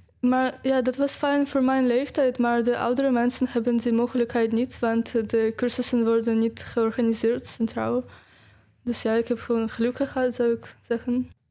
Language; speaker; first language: Dutch; non-native, fluent; Ukrainian